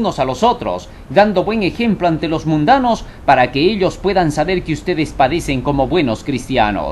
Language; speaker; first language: Spanish; native; Spanish